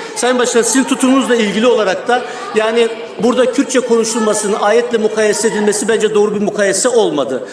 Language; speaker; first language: Turkish; native; Turkish